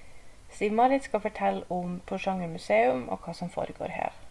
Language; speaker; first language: Norwegian; native; Norwegian